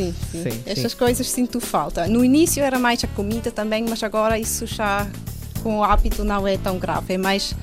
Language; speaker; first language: Portuguese; non-native, fluent; Swiss German